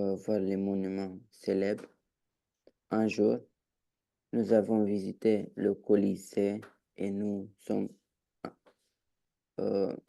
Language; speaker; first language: French; non-native, learner; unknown